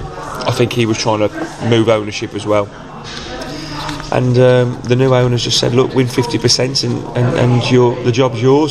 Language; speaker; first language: English; native; English